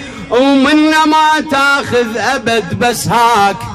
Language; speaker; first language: Arabic; native; Arabic